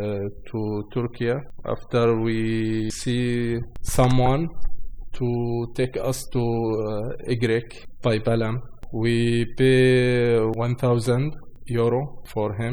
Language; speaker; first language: English; non-native, learner; Arabic